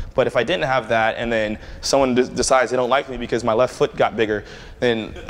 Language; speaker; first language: English; native; English